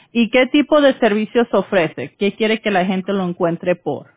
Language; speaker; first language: Spanish; early bilingual, heritage; Spanish